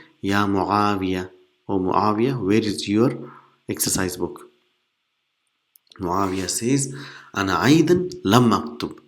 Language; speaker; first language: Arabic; non-native, fluent; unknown